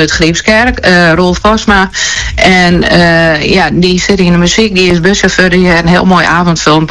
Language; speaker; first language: Dutch; native; Dutch